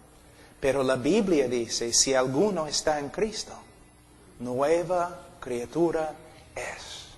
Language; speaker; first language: Spanish; non-native, fluent; English